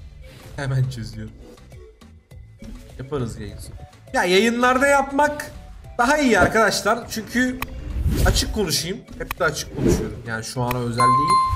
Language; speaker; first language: Turkish; native; Turkish